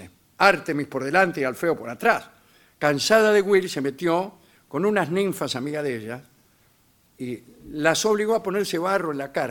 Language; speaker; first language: Spanish; native; Spanish